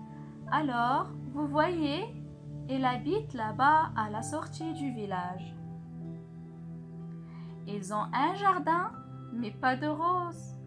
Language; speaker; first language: French; non-native, local second language; Arabic